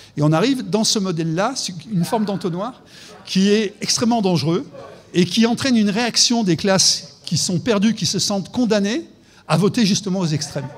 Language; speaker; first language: French; native; French